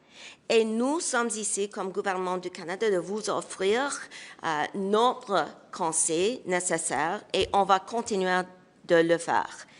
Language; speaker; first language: French; non-native, local second language; English